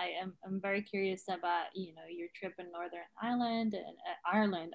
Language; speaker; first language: English; non-native, fluent; Arabic